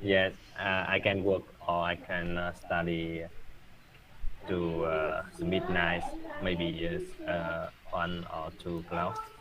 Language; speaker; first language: English; non-native, learner; Vietnamese